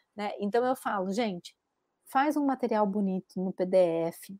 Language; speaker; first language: Portuguese; native; Portuguese